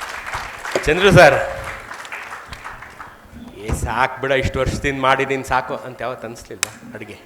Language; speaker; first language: Kannada; native; Kannada